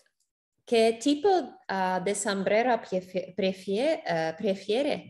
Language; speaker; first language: Spanish; non-native, learner; English